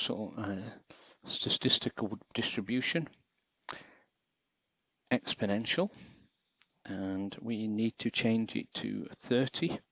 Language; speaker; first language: English; native; English